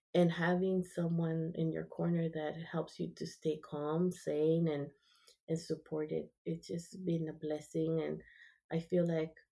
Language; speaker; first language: English; early bilingual, other home language; Spanish